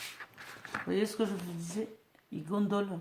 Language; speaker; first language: French; native; French